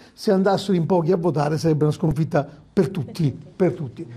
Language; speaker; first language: Italian; native; Italian